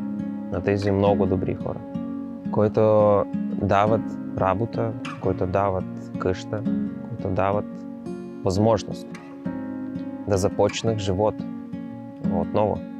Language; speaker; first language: Bulgarian; non-native, learner; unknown